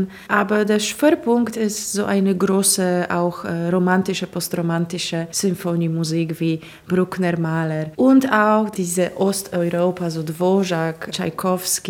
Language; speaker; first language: German; non-native, fluent; Polish